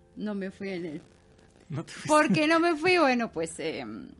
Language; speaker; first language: Spanish; native; Spanish